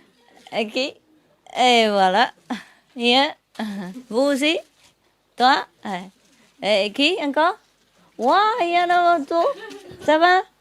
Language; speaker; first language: French; non-native, learner; Vietnamese